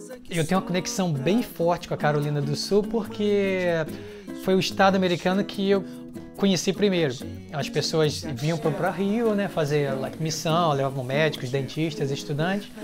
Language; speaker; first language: Portuguese; native; Portuguese